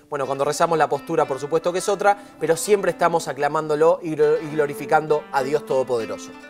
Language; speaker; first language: Spanish; native; Spanish